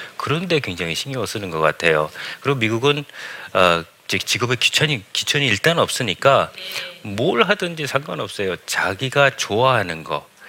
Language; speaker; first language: Korean; early bilingual, heritage; Korean